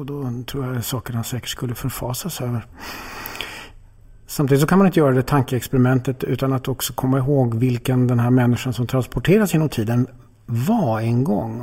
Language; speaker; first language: Swedish; native; Swedish